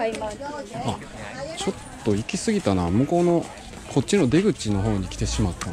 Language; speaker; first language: Japanese; native; Japanese